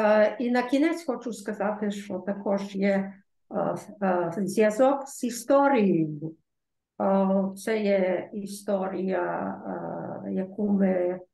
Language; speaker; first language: Ukrainian; early bilingual, heritage; Ukrainian